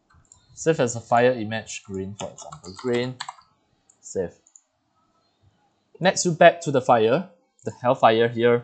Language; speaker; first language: English; non-native, fluent; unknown